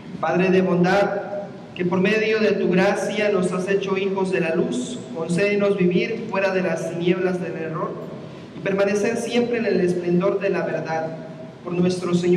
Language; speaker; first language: Spanish; native; Spanish